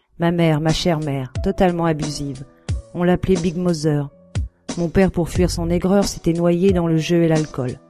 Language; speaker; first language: French; native; French